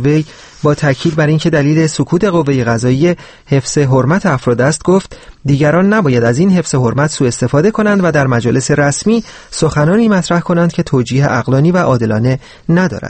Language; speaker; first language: Persian; native; Persian